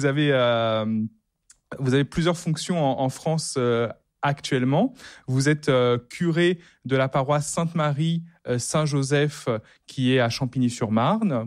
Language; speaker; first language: French; native; French